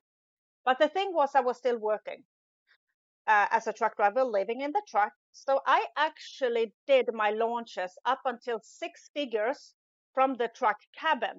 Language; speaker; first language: English; non-native, fluent; Swedish